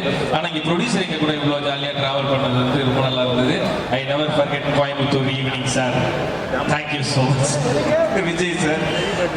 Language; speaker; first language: Tamil; native; Tamil